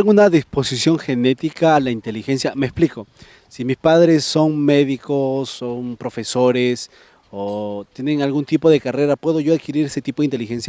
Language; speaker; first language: Spanish; native; Spanish